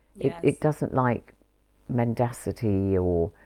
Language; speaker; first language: English; native; English